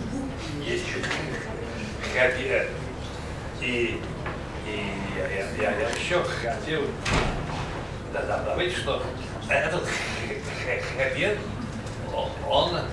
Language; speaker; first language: Russian; non-native, fluent; Polish